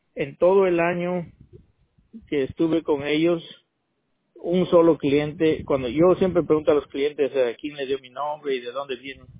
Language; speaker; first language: Spanish; native; Spanish